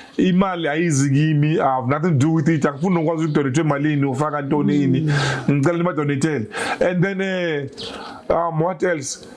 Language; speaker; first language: Zulu; native; Zulu